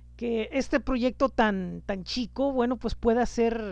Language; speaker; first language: Spanish; native; Spanish